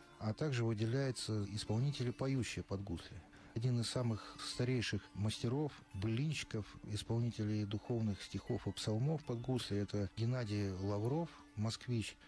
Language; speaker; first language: Russian; native; Russian